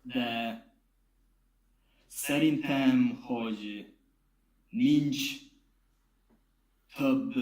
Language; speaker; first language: Hungarian; non-native, learner; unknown